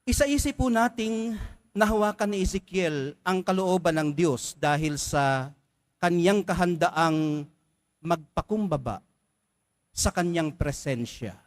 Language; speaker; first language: Filipino; native; Filipino